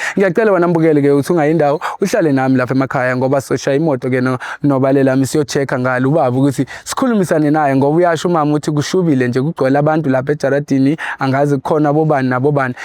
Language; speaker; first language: Zulu; non-native, local second language; Xhosa